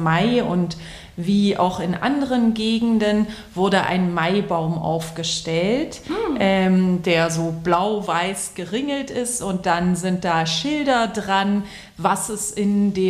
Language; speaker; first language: German; native; German